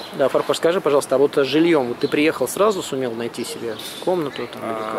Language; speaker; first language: Russian; native; Russian